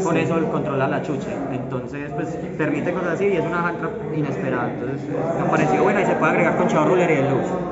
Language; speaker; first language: Spanish; native; Spanish